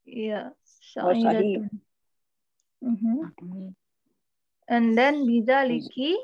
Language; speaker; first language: English; non-native, learner; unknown